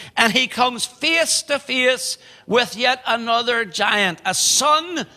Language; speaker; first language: English; native; English